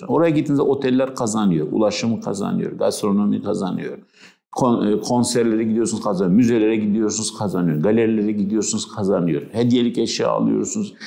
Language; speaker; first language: Turkish; non-native, local second language; Kurdish